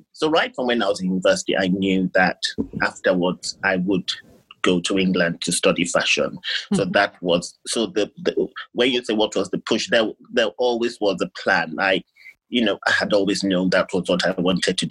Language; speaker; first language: English; non-native, local second language; Yoruba